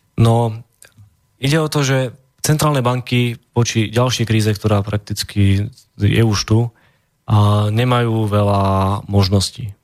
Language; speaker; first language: Slovak; native; Slovak